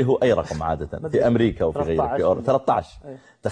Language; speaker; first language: Arabic; native; Arabic